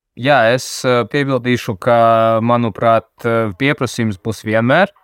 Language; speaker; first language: Latvian; non-native, local second language; Russian